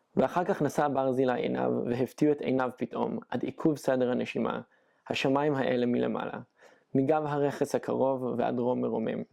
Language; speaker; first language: Hebrew; native; Hebrew